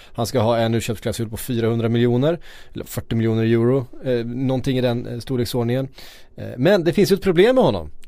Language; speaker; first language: Swedish; native; Swedish